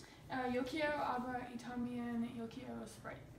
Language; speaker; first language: Spanish; non-native, learner; English